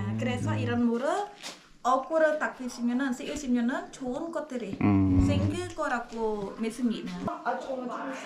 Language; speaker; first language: Korean; non-native, learner; Khmer